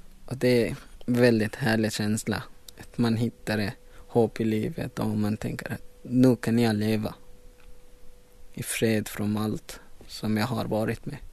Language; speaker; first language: Swedish; non-native, learner; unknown